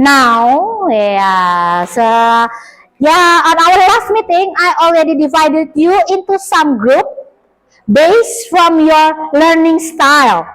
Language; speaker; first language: English; non-native, fluent; Indonesian